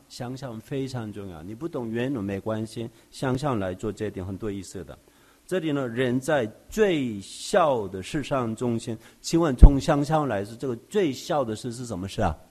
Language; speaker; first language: Chinese; non-native, fluent; Korean